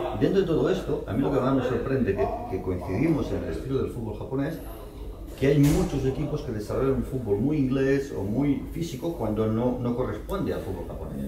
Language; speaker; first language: Spanish; native; Spanish